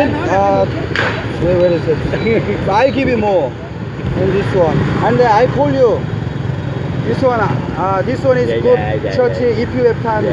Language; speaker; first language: English; non-native, learner; Korean